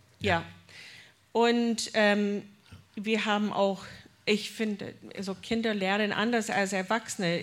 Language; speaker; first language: German; non-native, fluent; English